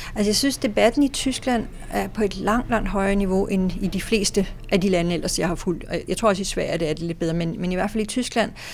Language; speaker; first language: Danish; native; Danish